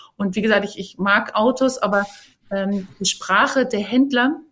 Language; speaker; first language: German; native; German